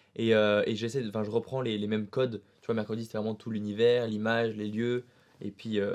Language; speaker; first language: French; native; French